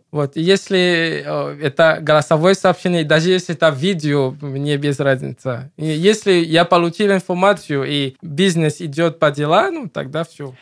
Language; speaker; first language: Russian; non-native, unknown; English